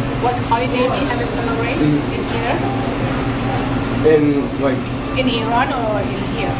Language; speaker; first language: English; non-native, learner; Persian